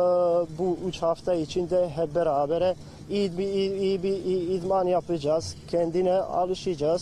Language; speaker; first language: Turkish; non-native, learner; Bosnian